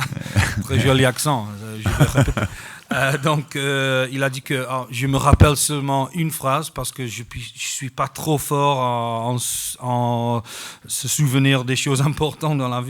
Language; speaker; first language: French; non-native, fluent; English